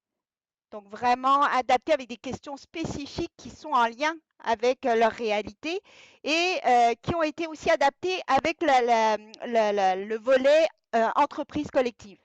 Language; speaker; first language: French; native; French